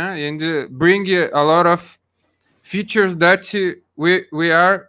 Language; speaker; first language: English; non-native, learner; Portuguese